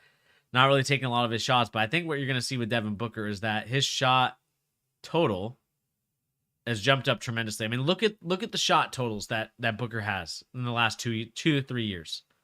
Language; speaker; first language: English; native; English